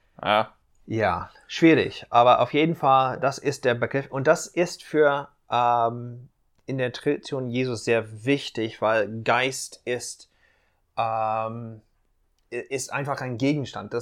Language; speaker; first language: German; non-native, fluent; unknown